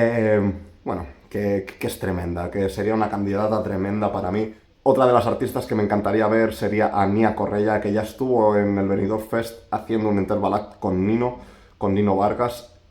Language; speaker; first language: Spanish; native; Spanish